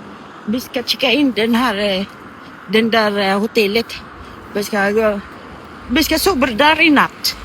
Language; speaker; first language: Swedish; non-native, learner; Filipino